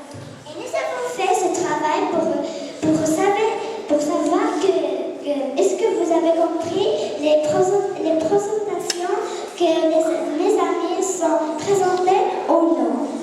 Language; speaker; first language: French; non-native, local second language; Arabic